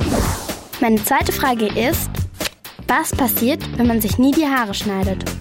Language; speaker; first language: German; native; German